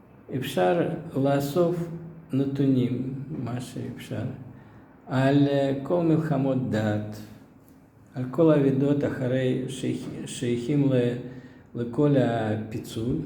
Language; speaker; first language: Hebrew; non-native, fluent; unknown